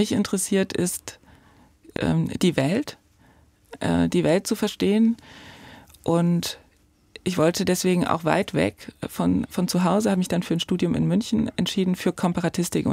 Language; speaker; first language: German; native; German